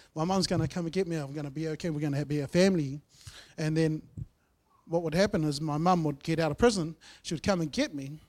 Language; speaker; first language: English; native; English